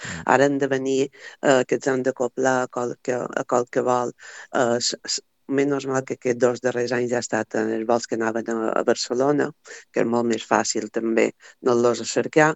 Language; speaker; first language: Catalan; native; Catalan